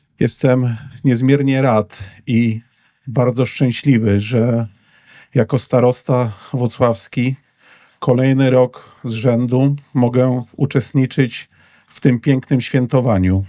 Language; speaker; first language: Polish; native; Polish